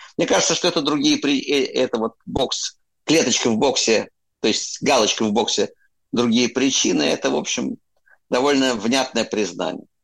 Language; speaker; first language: Russian; native; Russian